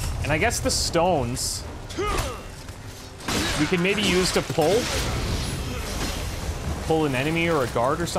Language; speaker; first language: English; native; English